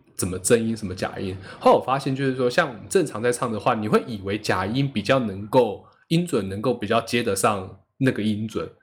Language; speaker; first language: Chinese; non-native, local second language; Hakka Chinese